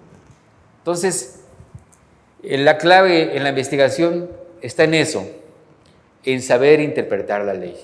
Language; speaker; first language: Spanish; native; Spanish